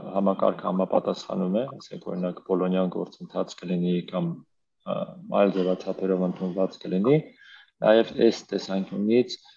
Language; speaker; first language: Armenian; native; Armenian